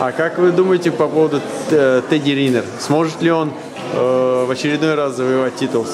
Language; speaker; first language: Russian; native; Russian